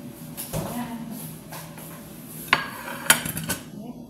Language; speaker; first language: English; non-native, learner; Filipino